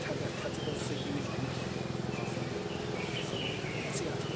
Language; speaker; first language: Chinese; native; Chinese